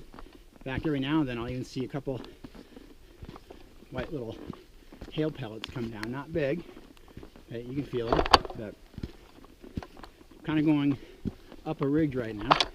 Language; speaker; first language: English; native; English